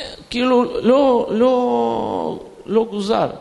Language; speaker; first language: Hebrew; non-native, fluent; Russian